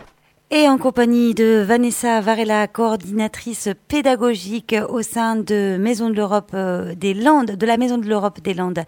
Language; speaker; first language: French; native; French